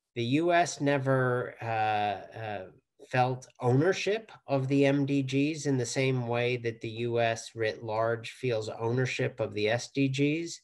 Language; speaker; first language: English; native; English